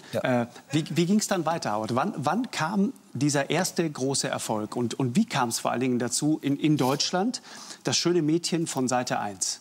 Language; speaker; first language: German; native; German